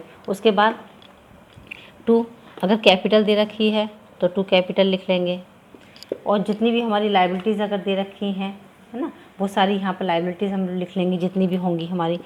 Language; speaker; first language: Hindi; native; Hindi